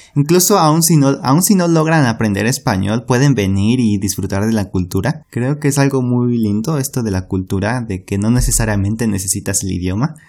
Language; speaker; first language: Spanish; native; Spanish